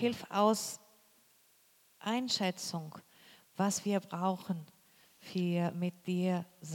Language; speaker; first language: German; non-native, learner; Portuguese